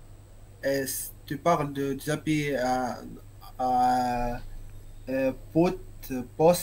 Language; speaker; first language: French; non-native, local second language; Arabic